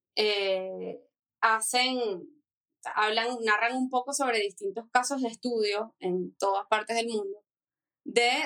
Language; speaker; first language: Spanish; native; Spanish